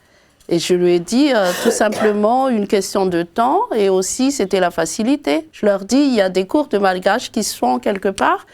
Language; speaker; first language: French; non-native, local second language; Malagasy